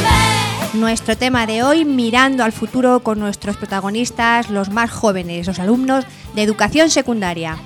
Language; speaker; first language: Spanish; native; Spanish